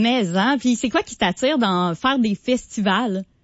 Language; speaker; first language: French; native; French